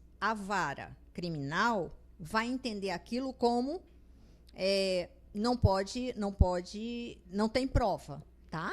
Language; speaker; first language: Portuguese; native; Portuguese